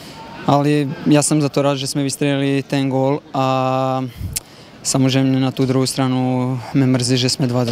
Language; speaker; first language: Czech; non-native, fluent; Serbian